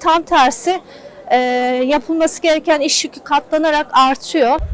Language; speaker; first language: Turkish; non-native, local second language; Kurdish